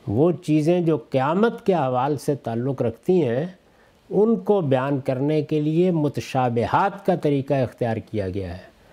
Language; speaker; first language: Urdu; native; Urdu